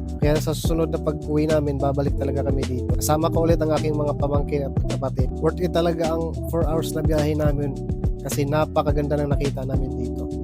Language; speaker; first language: Filipino; non-native, local second language; Cebuano